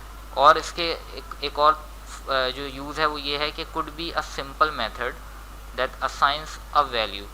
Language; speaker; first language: Hindi; native; Hindi